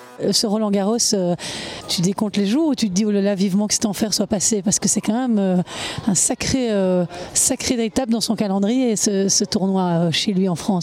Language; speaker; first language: French; native; French